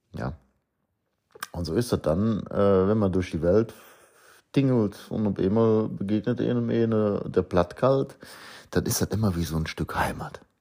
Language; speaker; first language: German; native; German